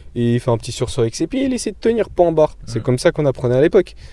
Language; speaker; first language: French; non-native, fluent; Ukrainian